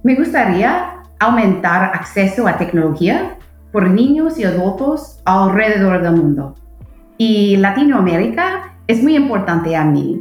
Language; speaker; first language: Spanish; non-native, fluent; English